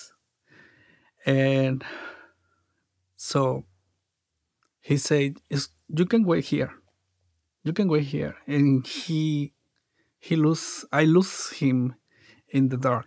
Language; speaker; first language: English; non-native, learner; Spanish